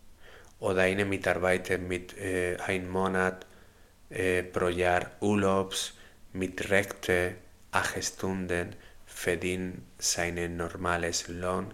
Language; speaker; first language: German; non-native, learner; Spanish